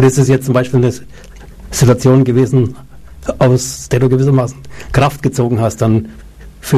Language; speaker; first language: German; native; German